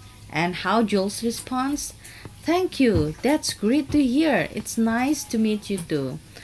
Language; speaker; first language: English; non-native, fluent; Indonesian